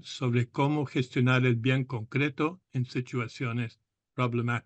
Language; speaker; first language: Spanish; non-native, fluent; English